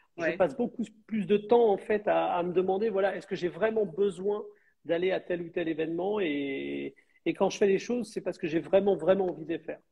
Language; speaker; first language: French; native; French